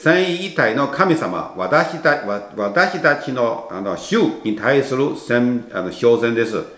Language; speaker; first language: Japanese; non-native, learner; Chinese